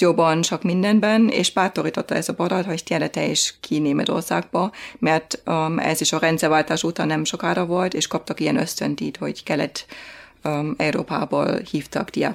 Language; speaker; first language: Hungarian; non-native, fluent; German